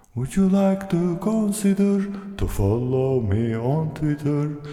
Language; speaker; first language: English; non-native, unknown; Turkish